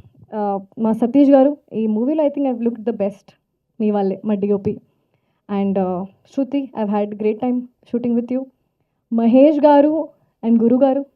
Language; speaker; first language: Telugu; non-native, fluent; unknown